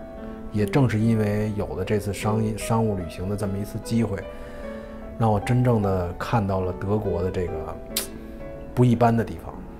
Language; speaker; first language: Chinese; native; Chinese